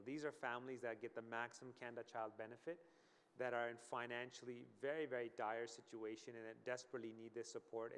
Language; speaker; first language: English; native; English